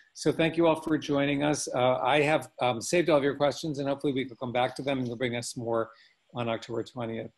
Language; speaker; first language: English; native; English